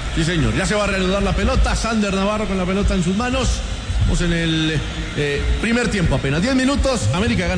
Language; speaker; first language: Spanish; native; Spanish